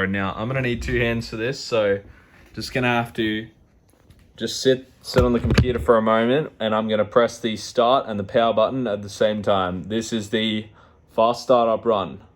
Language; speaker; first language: English; native; English